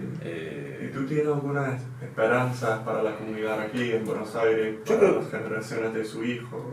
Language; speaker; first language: Spanish; non-native, learner; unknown